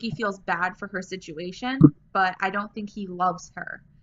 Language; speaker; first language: English; native; English